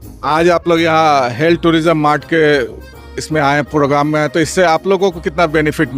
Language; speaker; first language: Hindi; native; Hindi